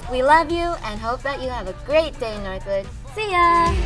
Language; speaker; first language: English; native; English